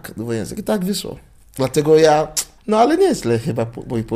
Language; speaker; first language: Polish; non-native, learner; English